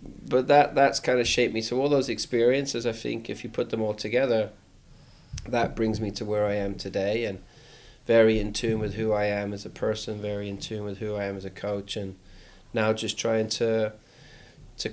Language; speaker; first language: English; native; English